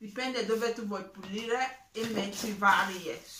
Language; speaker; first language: Italian; non-native, learner; English